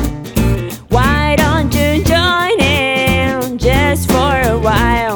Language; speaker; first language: English; non-native, learner; Japanese